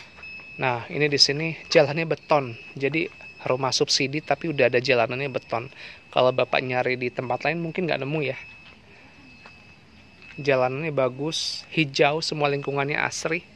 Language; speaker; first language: Indonesian; native; Indonesian